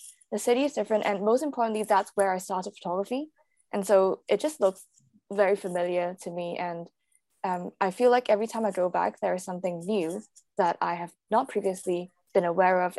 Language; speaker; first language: English; non-native, local second language; Cantonese